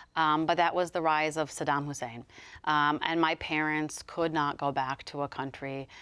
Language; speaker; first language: English; native; English